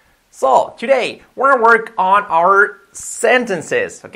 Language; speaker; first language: English; non-native, fluent; Spanish